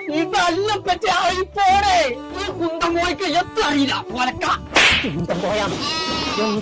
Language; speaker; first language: Malayalam; native; Malayalam